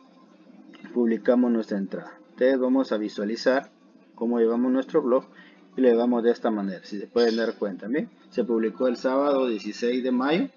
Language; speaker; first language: Spanish; native; Spanish